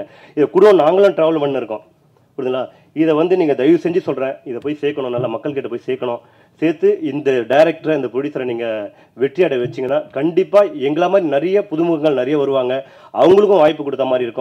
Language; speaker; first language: Tamil; native; Tamil